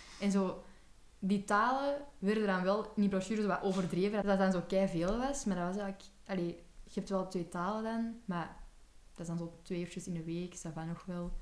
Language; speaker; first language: Dutch; native; Dutch